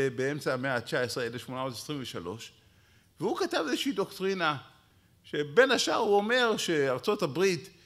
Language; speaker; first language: Hebrew; native; Hebrew